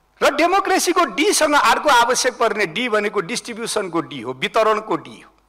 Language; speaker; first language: Nepali; native; Nepali